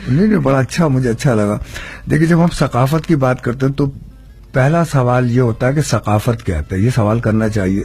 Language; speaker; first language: Urdu; native; Urdu